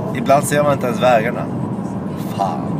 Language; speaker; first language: Swedish; native; Swedish